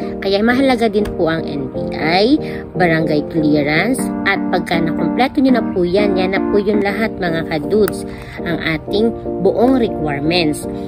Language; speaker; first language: Filipino; native; Filipino